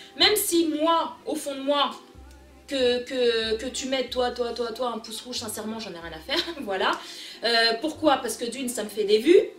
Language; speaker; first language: French; early bilingual, other home language; Portuguese